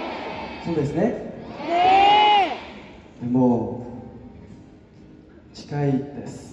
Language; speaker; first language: Japanese; non-native, learner; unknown